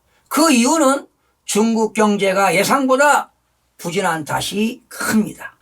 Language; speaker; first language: Korean; native; Korean